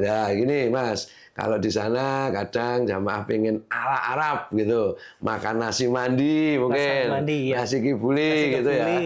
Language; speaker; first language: Indonesian; non-native, local second language; Javanese